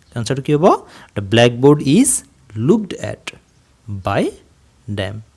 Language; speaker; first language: English; non-native, local second language; Assamese